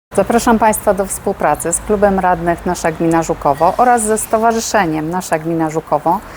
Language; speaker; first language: Polish; native; Polish